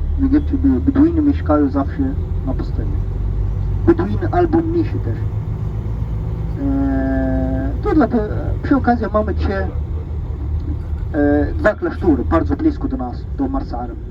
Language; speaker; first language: Polish; non-native, learner; Arabic